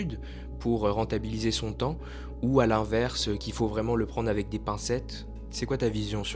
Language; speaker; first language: French; native; French